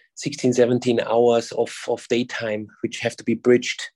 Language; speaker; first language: English; non-native, fluent; German